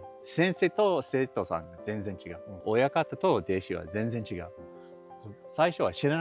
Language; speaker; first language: Japanese; non-native, learner; English